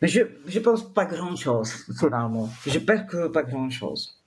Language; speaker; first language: French; non-native, fluent; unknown